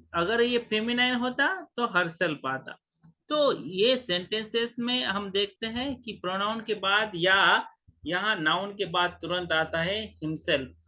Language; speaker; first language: Hindi; non-native, local second language; Marathi